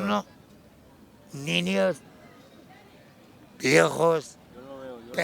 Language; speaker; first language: Spanish; non-native, learner; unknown